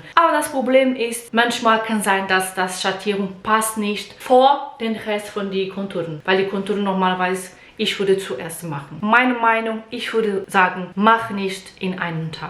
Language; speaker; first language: German; non-native, learner; Portuguese